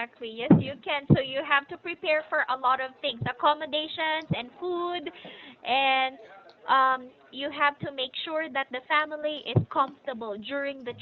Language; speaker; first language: English; non-native, fluent; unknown